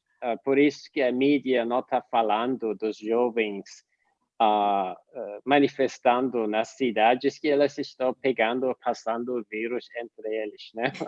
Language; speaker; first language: Portuguese; non-native, fluent; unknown